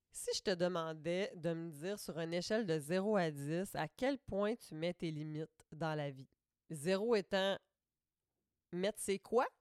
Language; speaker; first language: French; native; French